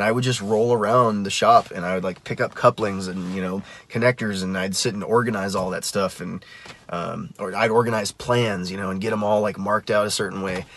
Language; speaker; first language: English; native; English